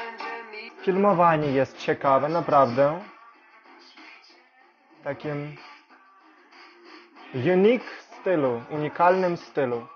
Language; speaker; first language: Polish; non-native, learner; Ukrainian